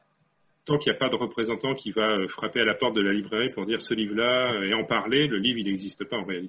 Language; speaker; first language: French; native; French